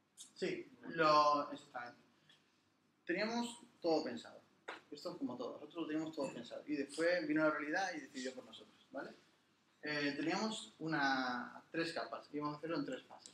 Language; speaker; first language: Spanish; native; Spanish